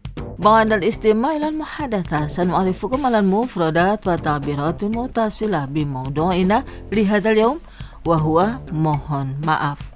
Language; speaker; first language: Arabic; non-native, fluent; Indonesian